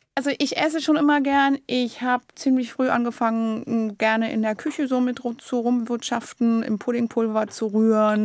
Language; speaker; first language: German; native; German